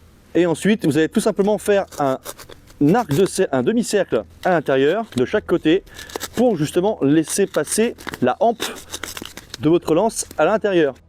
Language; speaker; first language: French; native; French